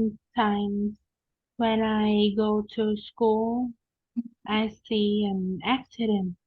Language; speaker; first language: English; non-native, learner; Vietnamese